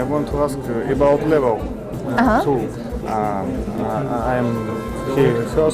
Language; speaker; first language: English; non-native, learner; Russian